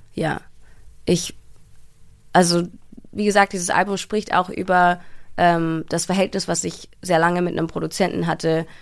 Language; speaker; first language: German; early bilingual, heritage; English